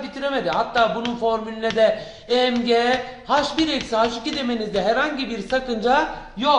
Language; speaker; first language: Turkish; native; Turkish